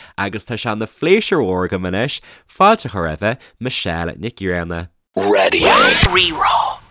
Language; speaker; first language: Irish; native; Irish